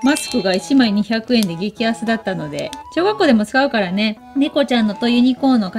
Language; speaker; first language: Japanese; native; Japanese